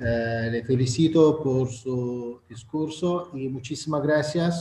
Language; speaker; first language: Spanish; non-native, fluent; Azerbaijani